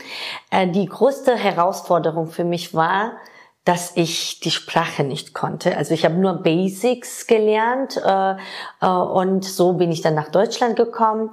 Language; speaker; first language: German; non-native, fluent; Georgian